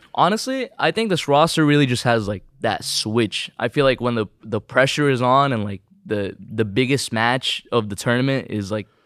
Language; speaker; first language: English; early bilingual, other home language; Filipino